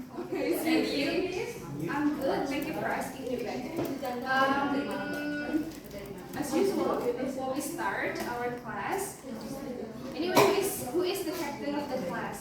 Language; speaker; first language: English; non-native, learner; Indonesian